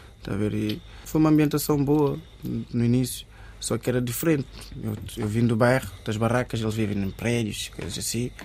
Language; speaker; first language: Portuguese; early bilingual, other home language; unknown